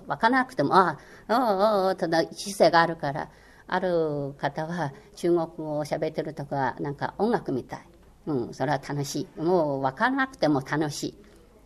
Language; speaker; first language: Japanese; non-native, fluent; Chinese